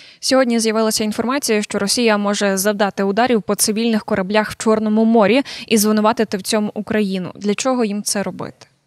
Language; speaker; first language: Ukrainian; native; Ukrainian